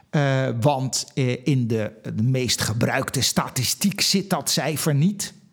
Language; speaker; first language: Dutch; native; Dutch